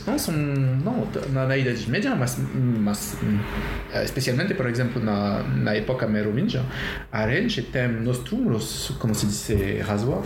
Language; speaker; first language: Portuguese; non-native, learner; French